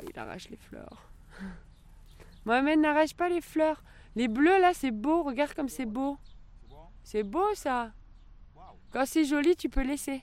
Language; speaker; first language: French; native; French